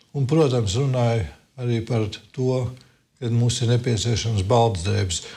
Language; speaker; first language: Latvian; non-native, local second language; Russian